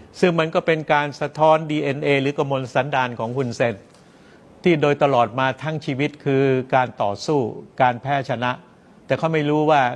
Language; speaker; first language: Thai; native; Thai